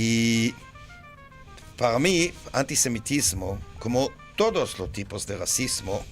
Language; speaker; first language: Spanish; non-native, fluent; Hebrew